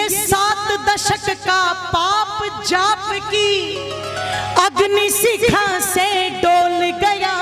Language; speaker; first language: Hindi; native; Hindi